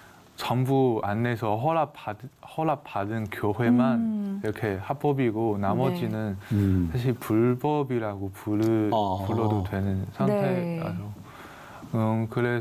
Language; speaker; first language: Korean; non-native, fluent; Chinese